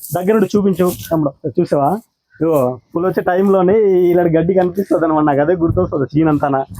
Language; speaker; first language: Telugu; non-native, local second language; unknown